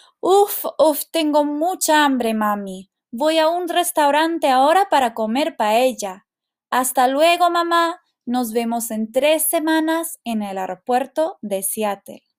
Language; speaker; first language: Spanish; non-native, learner; English